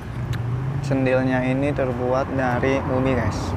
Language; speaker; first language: Indonesian; native; Indonesian